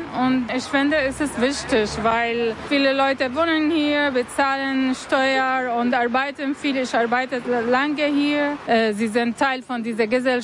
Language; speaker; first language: German; non-native, learner; Arabic